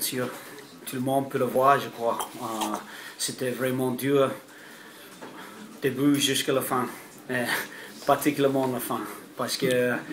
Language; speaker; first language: French; non-native, fluent; English